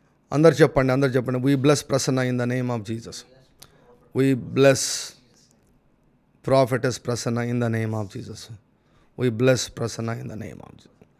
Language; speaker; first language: English; non-native, local second language; Telugu